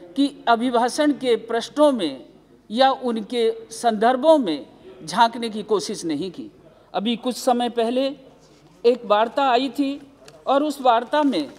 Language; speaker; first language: Hindi; native; Hindi